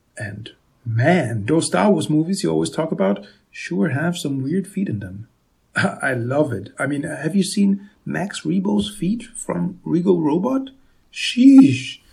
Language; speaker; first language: English; non-native, fluent; German